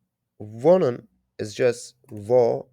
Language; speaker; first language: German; non-native, learner; Turkish